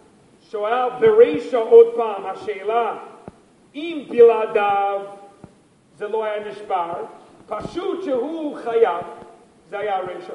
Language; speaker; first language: Hebrew; non-native, fluent; English